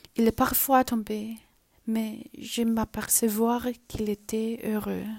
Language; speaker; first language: French; non-native, learner; Chinese